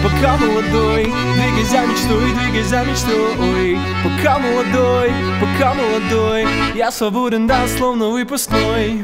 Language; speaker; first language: Russian; native; Russian